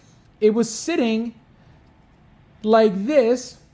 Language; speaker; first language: English; native; English